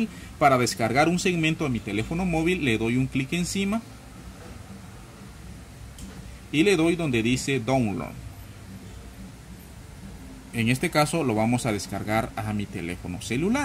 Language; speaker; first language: Spanish; native; Spanish